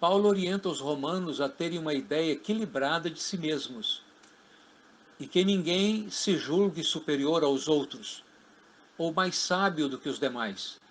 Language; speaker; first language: Portuguese; native; Portuguese